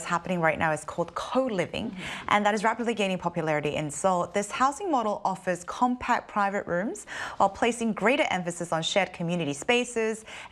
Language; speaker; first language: English; native; English